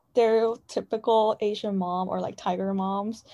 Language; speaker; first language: English; non-native, fluent; Chinese